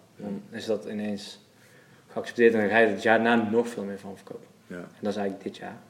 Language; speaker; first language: Dutch; native; Dutch